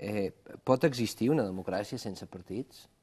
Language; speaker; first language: Catalan; native; Catalan